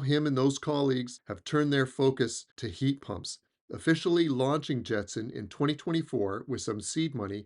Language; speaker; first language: English; native; English